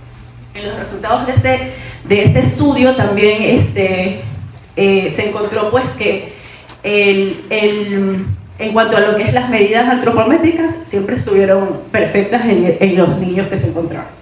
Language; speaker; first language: Spanish; native; Spanish